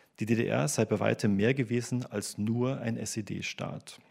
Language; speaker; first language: German; native; German